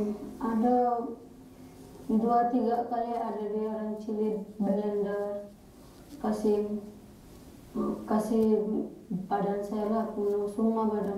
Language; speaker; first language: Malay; non-native, learner; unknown